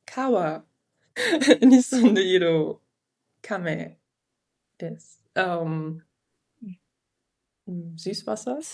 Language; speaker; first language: Japanese; non-native, learner; Italian